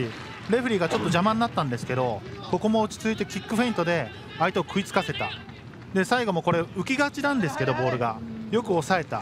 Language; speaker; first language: Japanese; native; Japanese